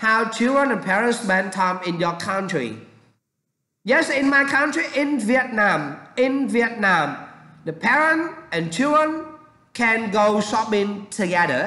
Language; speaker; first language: English; non-native, learner; Vietnamese